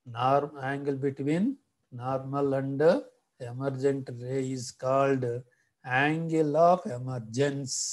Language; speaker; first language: English; non-native, local second language; Telugu